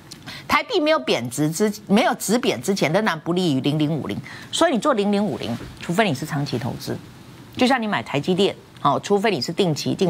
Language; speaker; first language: Chinese; native; Chinese